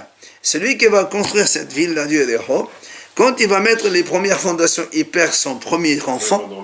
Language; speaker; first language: French; native; French